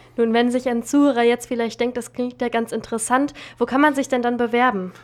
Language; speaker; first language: German; native; German